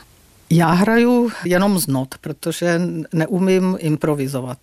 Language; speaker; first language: Czech; native; Czech